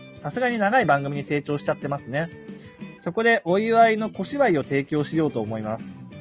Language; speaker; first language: Japanese; non-native, fluent; Malay